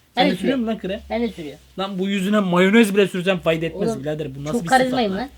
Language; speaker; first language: Turkish; native; Turkish